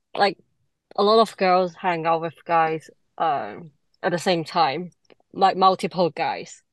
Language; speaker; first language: English; non-native, local second language; Cantonese